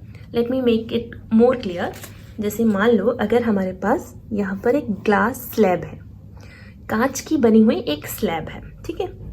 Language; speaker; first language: Hindi; native; Hindi